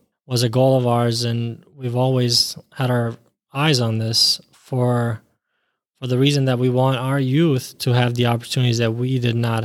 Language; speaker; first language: English; early bilingual, other home language; Bosnian